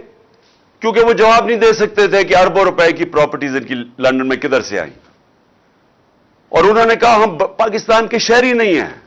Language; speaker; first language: Urdu; native; Urdu